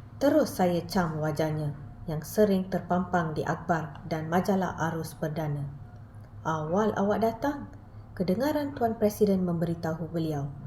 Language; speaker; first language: Malay; non-native, local second language; Tamil